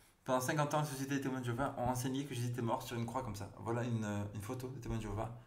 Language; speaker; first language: French; native; French